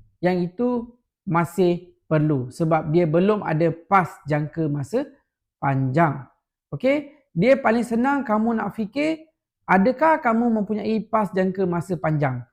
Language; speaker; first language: Malay; non-native, local second language; Tamil